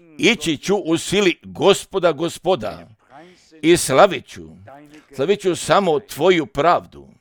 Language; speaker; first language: Croatian; early bilingual, heritage; Serbian